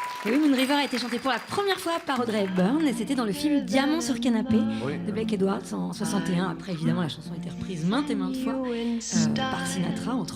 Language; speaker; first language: French; native; French